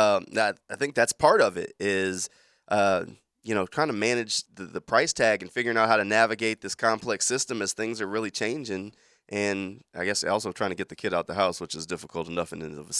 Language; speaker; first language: English; native; English